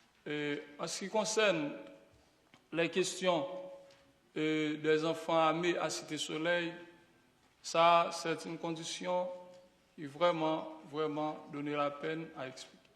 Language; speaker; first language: French; non-native, local second language; Haitian Creole